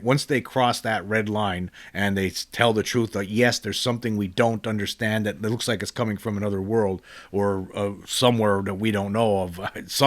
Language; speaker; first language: English; native; English